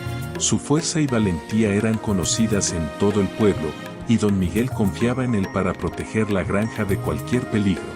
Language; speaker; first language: Spanish; native; Spanish